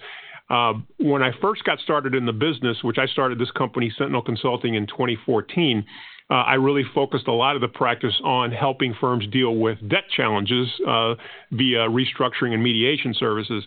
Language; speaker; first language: English; non-native, fluent; Spanish